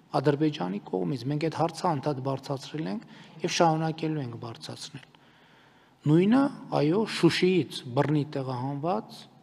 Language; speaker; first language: Armenian; native; Armenian